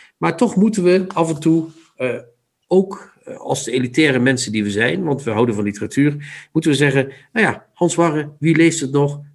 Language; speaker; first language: Dutch; native; Dutch